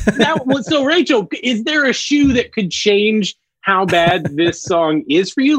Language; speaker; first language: English; native; English